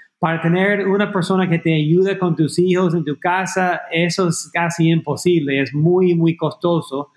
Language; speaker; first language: Spanish; non-native, fluent; English